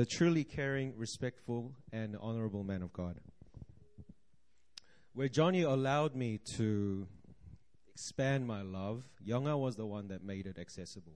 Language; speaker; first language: English; native; English